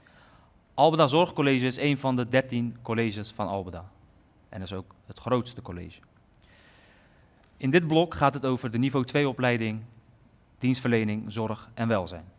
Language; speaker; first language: Dutch; native; Dutch